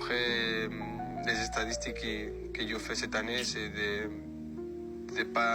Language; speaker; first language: French; non-native, fluent; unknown